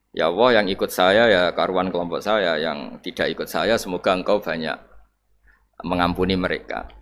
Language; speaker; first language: Indonesian; non-native, local second language; Javanese